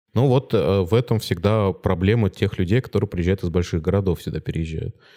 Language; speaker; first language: Russian; native; Russian